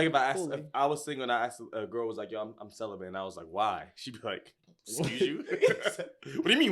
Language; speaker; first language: English; native; English